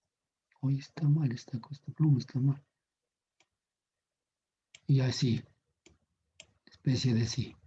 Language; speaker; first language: Spanish; native; Spanish